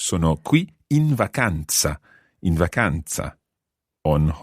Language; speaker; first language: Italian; non-native, fluent; English